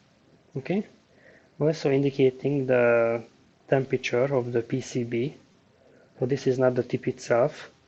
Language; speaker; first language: English; non-native, fluent; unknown